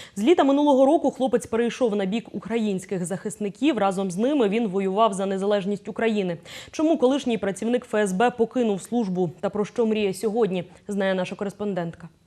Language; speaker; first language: Ukrainian; native; Ukrainian